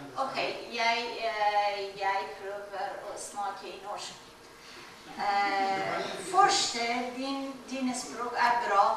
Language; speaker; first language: Norwegian; non-native, learner; Persian